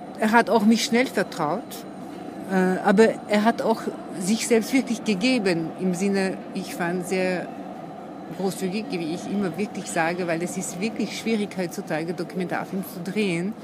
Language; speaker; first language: German; non-native, fluent; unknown